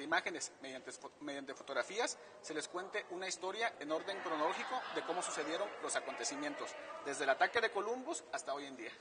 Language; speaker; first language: Spanish; native; Spanish